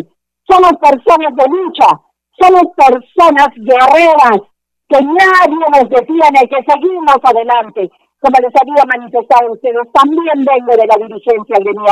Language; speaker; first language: Spanish; native; Spanish